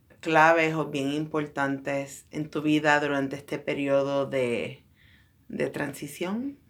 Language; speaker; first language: Spanish; early bilingual, heritage; Spanish